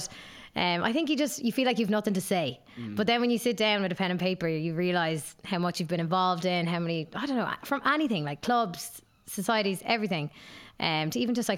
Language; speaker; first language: English; native; English